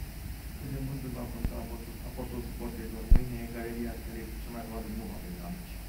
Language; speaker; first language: Romanian; native; Romanian